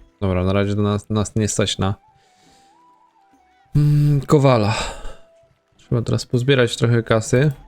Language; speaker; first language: Polish; native; Polish